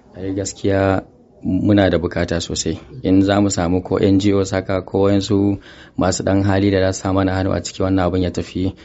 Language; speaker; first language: Hausa; non-native, local second language; Fula